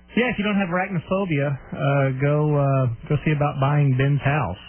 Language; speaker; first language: English; native; English